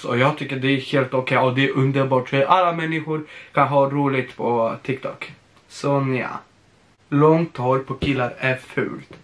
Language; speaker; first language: Swedish; non-native, fluent; Polish